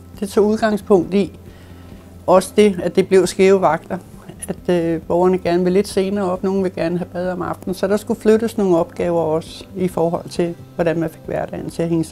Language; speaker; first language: Danish; native; Danish